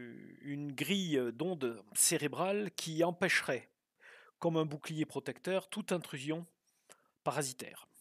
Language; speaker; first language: French; native; French